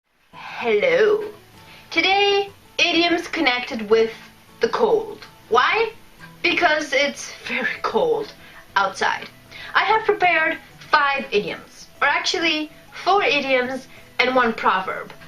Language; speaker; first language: English; non-native, fluent; Polish